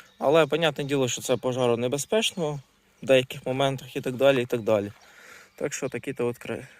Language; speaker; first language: Ukrainian; non-native, local second language; Russian